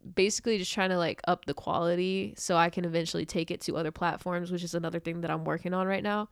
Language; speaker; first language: English; early bilingual, other home language; Urdu